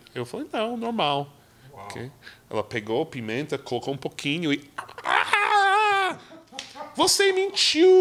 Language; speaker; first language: Portuguese; non-native, fluent; English